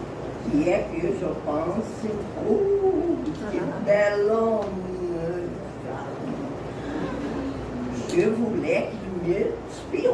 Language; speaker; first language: French; non-native, learner; Portuguese